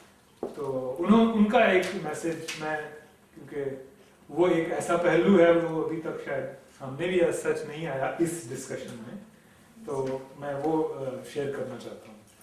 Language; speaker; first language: Hindi; non-native, local second language; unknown